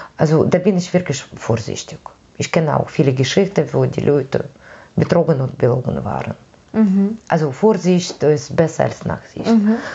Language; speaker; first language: German; non-native, fluent; Russian